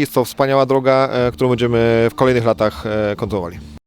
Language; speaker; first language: Polish; native; Polish